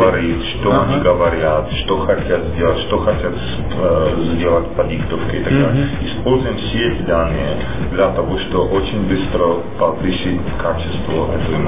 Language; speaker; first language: Russian; non-native, fluent; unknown